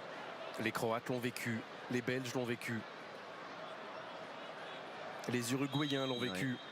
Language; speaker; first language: French; native; French